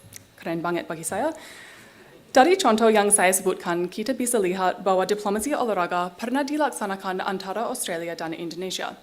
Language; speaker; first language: Indonesian; non-native, fluent; English